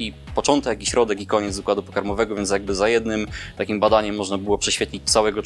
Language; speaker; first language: Polish; native; Polish